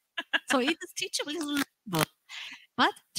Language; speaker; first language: English; non-native, fluent; Turkish